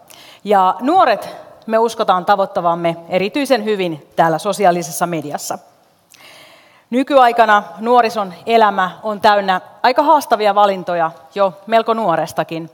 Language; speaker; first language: Finnish; native; Finnish